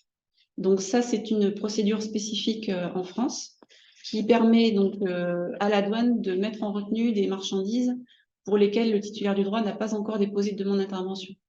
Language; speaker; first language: French; native; French